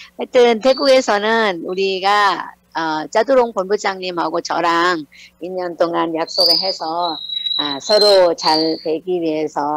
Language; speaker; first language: Korean; non-native, learner; Thai